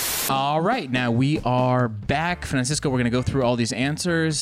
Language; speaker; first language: English; early bilingual, other home language; Spanish